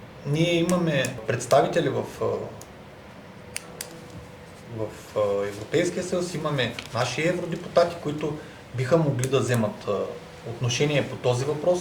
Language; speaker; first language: Bulgarian; native; Bulgarian